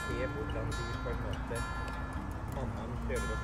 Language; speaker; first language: Norwegian; native; Norwegian